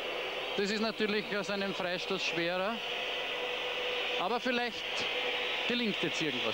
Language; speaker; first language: German; native; German